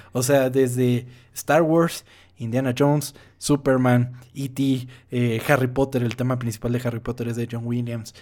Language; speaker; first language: Spanish; non-native, fluent; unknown